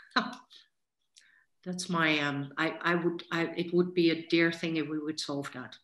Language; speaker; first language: English; non-native, fluent; Dutch